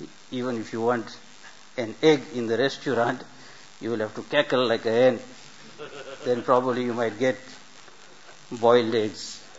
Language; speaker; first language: English; native; English